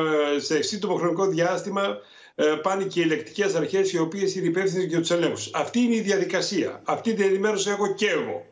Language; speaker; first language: Greek; native; Greek